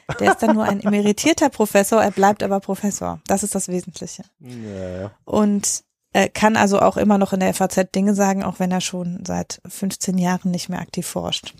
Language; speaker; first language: German; native; German